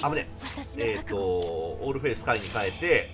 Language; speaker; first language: Japanese; native; Japanese